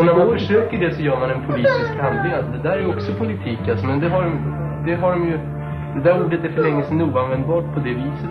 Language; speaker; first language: Swedish; native; Swedish